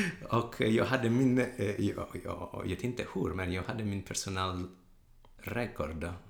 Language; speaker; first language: Swedish; non-native, learner; Italian